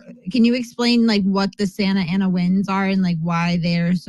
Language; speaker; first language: English; native; English